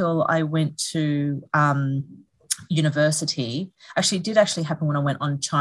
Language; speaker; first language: English; native; English